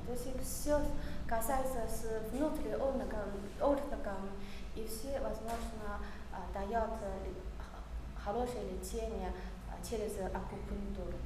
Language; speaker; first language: Russian; non-native, learner; Chinese